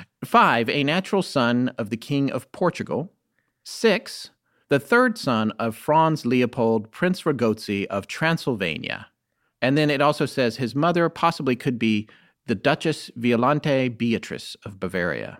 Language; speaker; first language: English; native; English